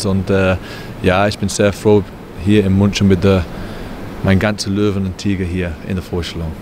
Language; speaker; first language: German; non-native, learner; English